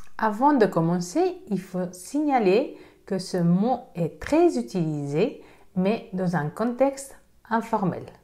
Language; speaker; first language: French; non-native, fluent; Spanish